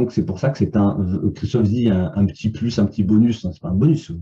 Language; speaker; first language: French; native; French